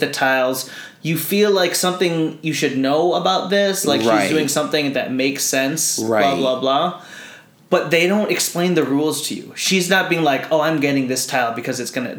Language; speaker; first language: English; early bilingual, other home language; Filipino